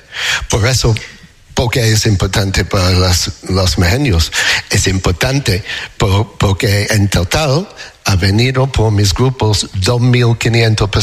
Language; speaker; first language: Spanish; non-native, learner; English